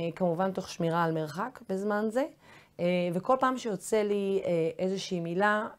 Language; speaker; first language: Hebrew; native; Hebrew